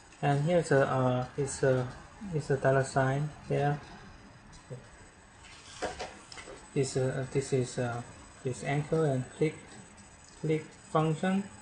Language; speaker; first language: English; non-native, learner; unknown